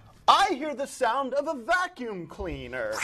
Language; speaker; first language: English; native; English